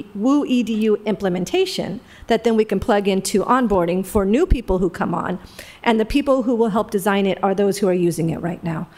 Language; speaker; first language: English; native; English